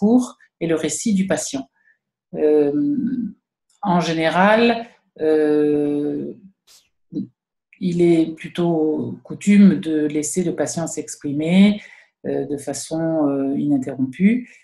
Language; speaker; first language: French; native; French